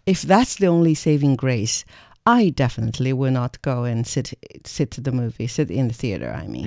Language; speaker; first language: English; non-native, fluent; Chinese